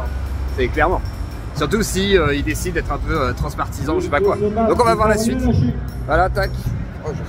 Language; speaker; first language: French; native; French